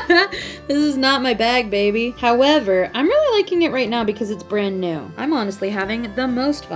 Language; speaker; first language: English; native; English